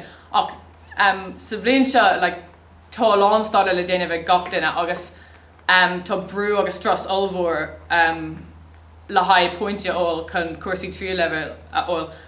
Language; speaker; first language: Irish; non-native, local second language; English